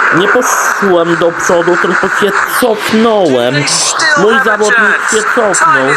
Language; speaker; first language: Polish; native; Polish